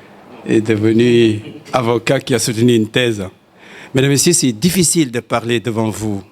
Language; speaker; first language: French; non-native, local second language; Wolof